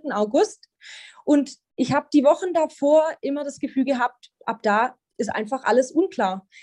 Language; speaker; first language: German; native; German